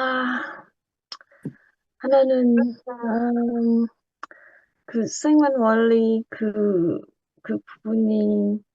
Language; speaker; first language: Korean; non-native, learner; Japanese